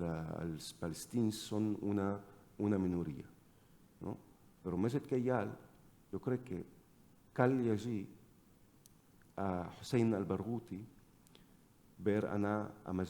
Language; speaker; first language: Catalan; non-native, fluent; Arabic